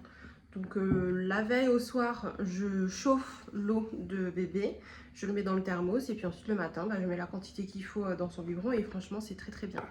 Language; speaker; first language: French; native; French